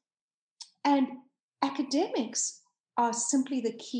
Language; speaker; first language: English; native; English